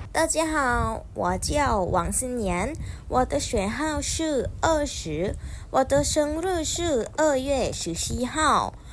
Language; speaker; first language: Chinese; non-native, learner; Thai